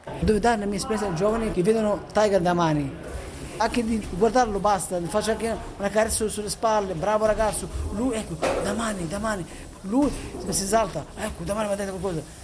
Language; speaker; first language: Italian; non-native, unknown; Arabic